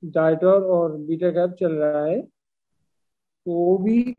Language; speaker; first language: Hindi; non-native, local second language; Bangla